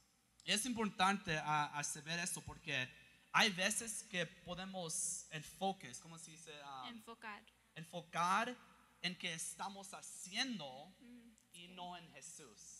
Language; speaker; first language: Spanish; early bilingual, heritage; English